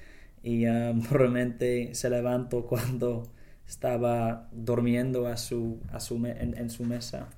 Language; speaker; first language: Spanish; non-native, learner; English